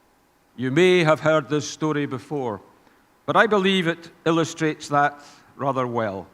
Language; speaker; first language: English; native; English